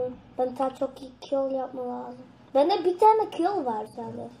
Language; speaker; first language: Turkish; early bilingual, heritage; Turkish